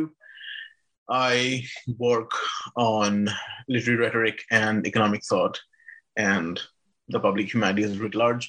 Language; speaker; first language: English; non-native, local second language; Bangla